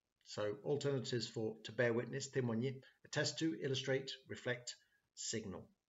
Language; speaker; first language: English; native; English